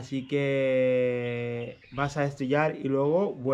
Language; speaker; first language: Spanish; non-native, fluent; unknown